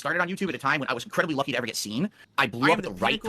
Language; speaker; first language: English; native; English